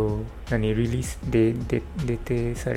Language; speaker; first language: Japanese; non-native, learner; English